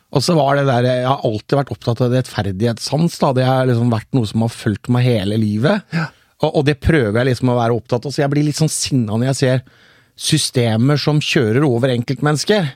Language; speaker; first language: Norwegian; native; Norwegian